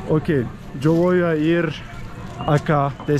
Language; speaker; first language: Spanish; non-native, learner; Turkish